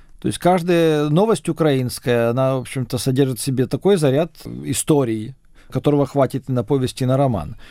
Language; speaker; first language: Russian; native; Russian